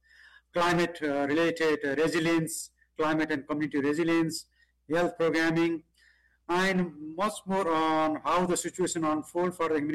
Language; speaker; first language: English; non-native, local second language; Nepali